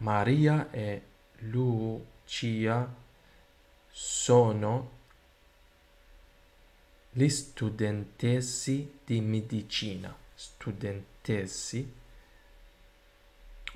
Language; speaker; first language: Italian; non-native, learner; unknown